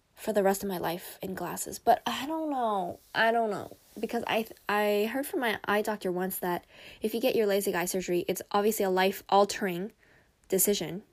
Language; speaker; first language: English; early bilingual, other home language; Korean